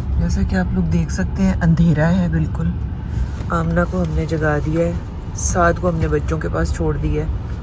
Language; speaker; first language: Urdu; native; Urdu